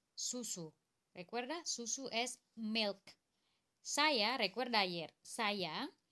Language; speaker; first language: Spanish; non-native, learner; Indonesian